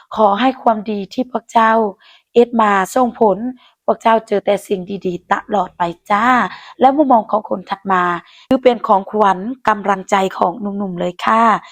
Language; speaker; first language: Thai; non-native, local second language; Lao